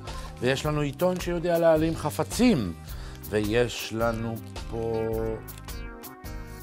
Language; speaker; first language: Hebrew; native; Hebrew